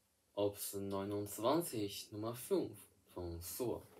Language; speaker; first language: German; non-native, learner; Chinese